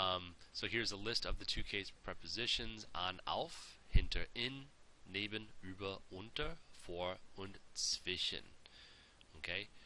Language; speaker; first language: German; non-native, fluent; English